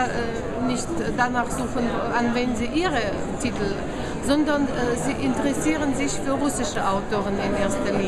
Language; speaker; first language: German; non-native, fluent; Russian